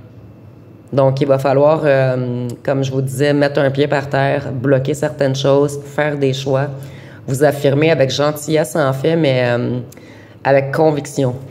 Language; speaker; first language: French; native; French